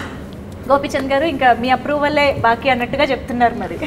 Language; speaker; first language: Telugu; native; Telugu